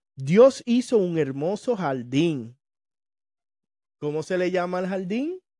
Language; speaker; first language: Spanish; native; Spanish